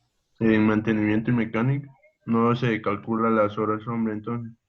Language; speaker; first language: Spanish; native; Spanish